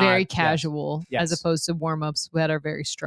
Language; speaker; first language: English; native; English